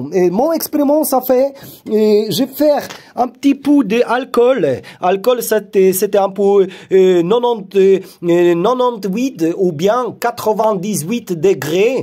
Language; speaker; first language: French; non-native, learner; Polish